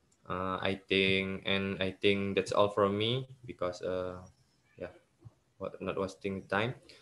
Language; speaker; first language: English; non-native, learner; Indonesian